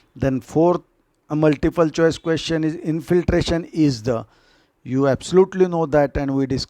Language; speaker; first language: English; non-native, local second language; Marathi